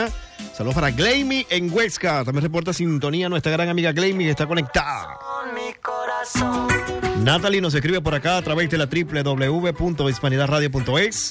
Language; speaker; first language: Spanish; native; Spanish